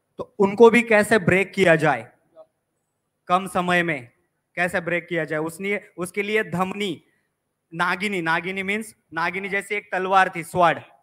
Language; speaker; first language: Hindi; non-native, local second language; Marathi